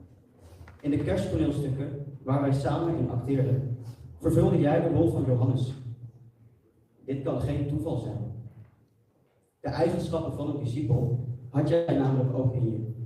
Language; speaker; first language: Dutch; early bilingual, other home language; Tamil